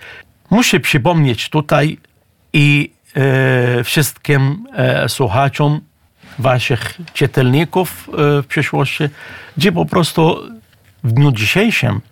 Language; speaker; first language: Polish; non-native, fluent; Arabic